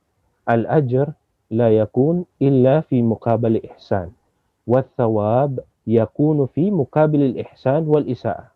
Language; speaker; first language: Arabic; non-native, fluent; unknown